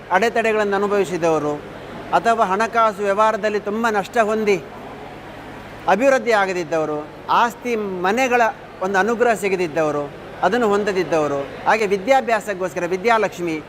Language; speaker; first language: Kannada; native; Kannada